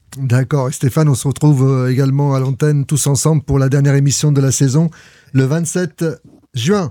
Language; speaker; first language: French; native; French